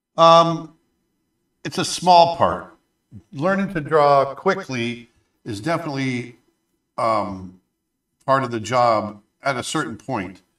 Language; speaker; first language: English; native; English